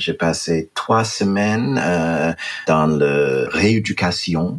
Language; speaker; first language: French; non-native, fluent; English